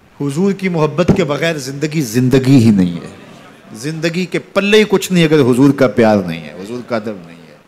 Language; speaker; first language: Urdu; non-native, local second language; Punjabi